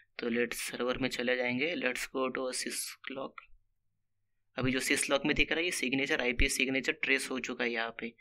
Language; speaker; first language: Hindi; non-native, local second language; Marathi